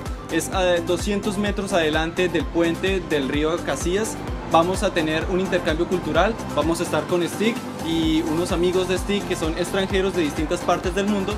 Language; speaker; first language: Spanish; native; Spanish